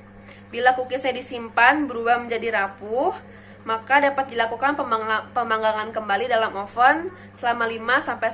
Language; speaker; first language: Indonesian; native; Indonesian